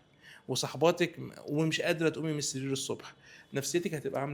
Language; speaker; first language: Arabic; native; Arabic